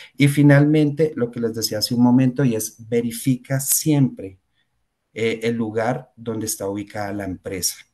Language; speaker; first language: Spanish; native; Spanish